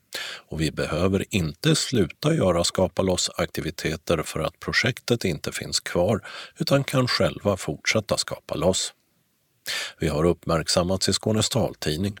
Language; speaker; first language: Swedish; native; Swedish